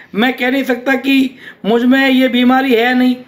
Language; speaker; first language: Hindi; native; Hindi